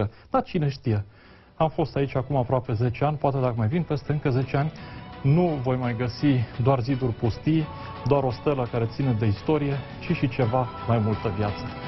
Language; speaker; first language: Romanian; native; Romanian